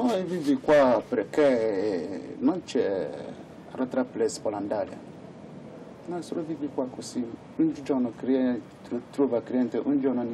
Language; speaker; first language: Italian; non-native, learner; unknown